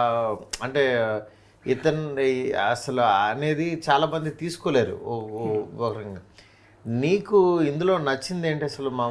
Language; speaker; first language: Telugu; native; Telugu